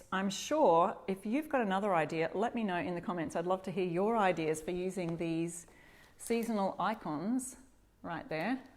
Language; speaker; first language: English; native; English